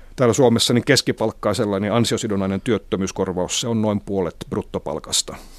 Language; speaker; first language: Finnish; non-native, local second language; Swedish